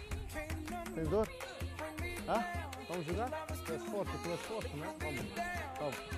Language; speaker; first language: Portuguese; non-native, learner; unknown